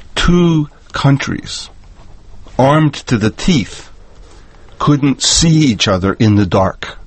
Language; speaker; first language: English; native; English